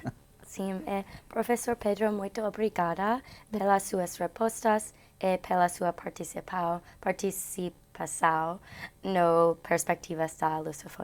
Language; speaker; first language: Portuguese; non-native, learner; English